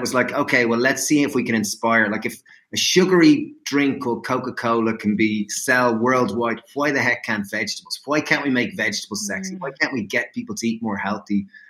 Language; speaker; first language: English; native; English